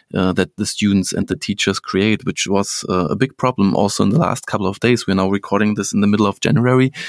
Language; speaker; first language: English; non-native, fluent; German